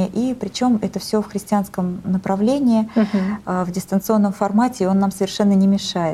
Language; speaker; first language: Russian; native; Russian